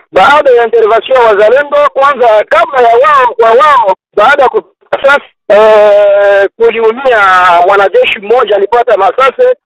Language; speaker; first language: Swahili; native; Swahili